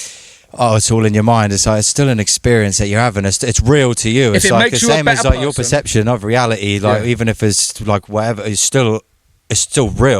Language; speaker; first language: English; native; English